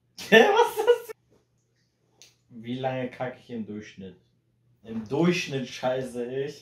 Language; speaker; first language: German; early bilingual, heritage; Polish